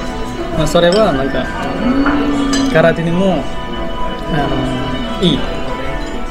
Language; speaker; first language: Japanese; non-native, fluent; Indonesian